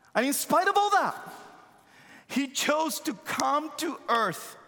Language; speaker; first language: English; non-native, fluent; Spanish